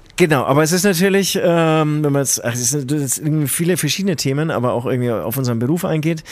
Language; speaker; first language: German; native; German